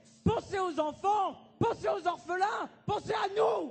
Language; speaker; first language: French; native; French